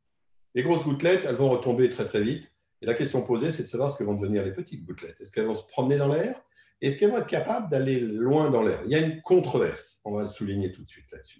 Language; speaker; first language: French; native; French